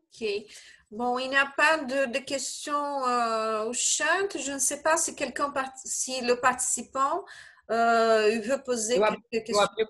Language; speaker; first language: French; non-native, fluent; Portuguese